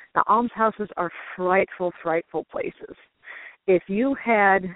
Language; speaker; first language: English; native; English